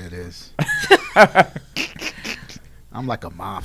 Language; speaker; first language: English; native; English